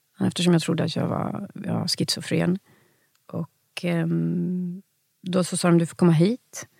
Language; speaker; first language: Swedish; native; Swedish